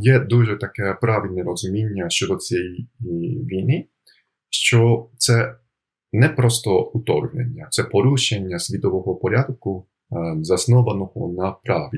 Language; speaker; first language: Ukrainian; non-native, fluent; Japanese